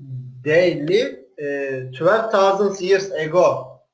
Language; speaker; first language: English; non-native, learner; Turkish